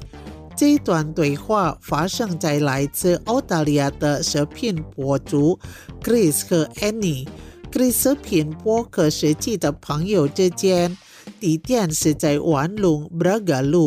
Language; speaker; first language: Chinese; non-native, fluent; Indonesian